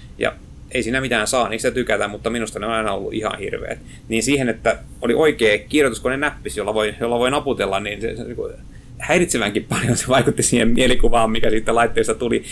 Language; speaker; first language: Finnish; native; Finnish